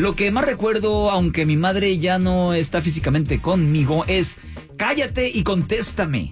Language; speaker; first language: Spanish; native; Spanish